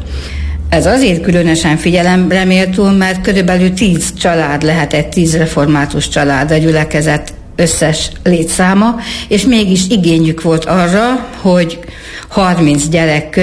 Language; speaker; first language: Hungarian; native; Hungarian